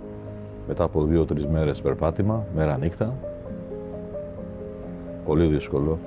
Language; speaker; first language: Greek; non-native, fluent; Albanian